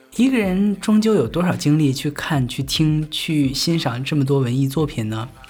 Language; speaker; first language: Chinese; native; Chinese